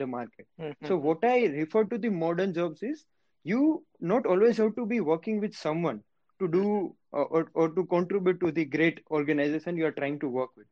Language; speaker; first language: English; non-native, local second language; Gujarati